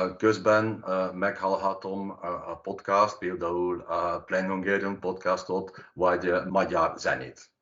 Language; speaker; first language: Hungarian; non-native, learner; Dutch